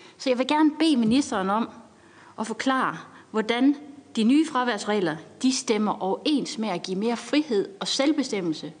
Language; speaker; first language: Danish; native; Danish